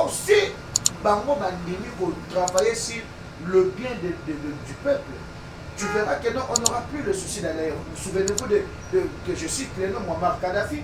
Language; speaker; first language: French; non-native, local second language; Lingala